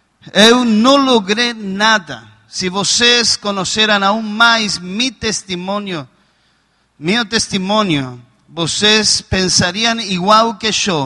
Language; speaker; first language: Portuguese; non-native, learner; Spanish